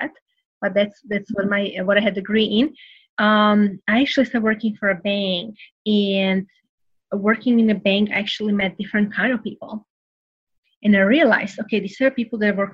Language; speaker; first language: English; non-native, fluent; Serbian